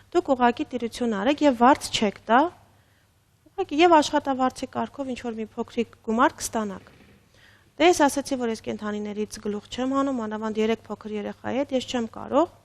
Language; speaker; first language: Armenian; native; Armenian